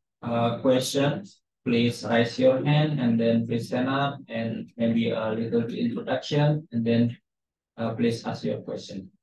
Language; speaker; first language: English; non-native, fluent; Indonesian